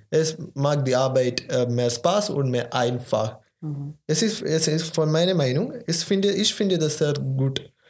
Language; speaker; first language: German; non-native, learner; Malayalam